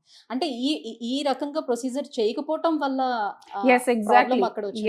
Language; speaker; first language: Telugu; native; Telugu